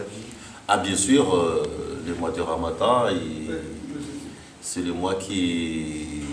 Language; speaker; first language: French; non-native, fluent; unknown